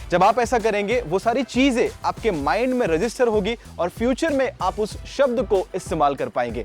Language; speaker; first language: Hindi; non-native, local second language; Gujarati